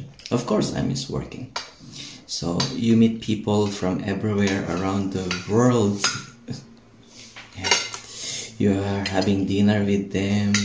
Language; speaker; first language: English; non-native, learner; Filipino